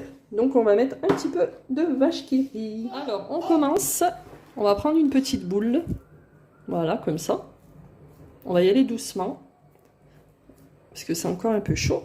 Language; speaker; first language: French; native; French